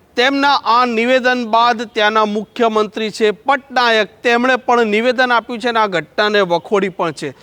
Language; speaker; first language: Gujarati; native; Gujarati